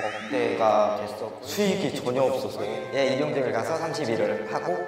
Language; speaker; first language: Korean; native; Korean